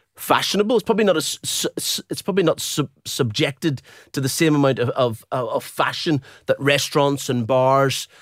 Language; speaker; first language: English; native; English